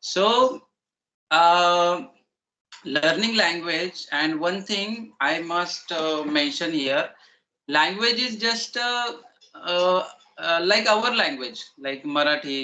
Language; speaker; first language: English; non-native, learner; Marathi